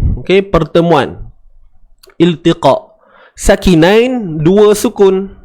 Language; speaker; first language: Malay; native; Malay